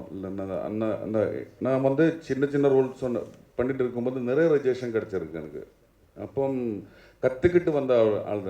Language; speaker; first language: Tamil; non-native, learner; Malayalam